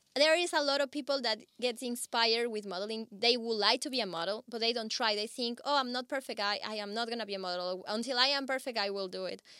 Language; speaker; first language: English; non-native, fluent; Spanish